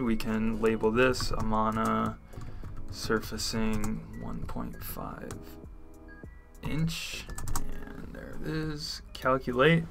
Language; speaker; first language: English; native; English